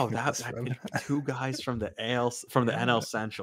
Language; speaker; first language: English; native; English